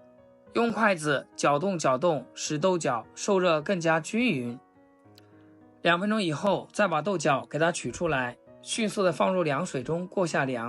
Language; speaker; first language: Chinese; native; Chinese